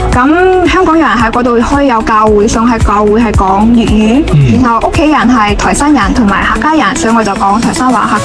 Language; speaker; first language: Cantonese; non-native, fluent; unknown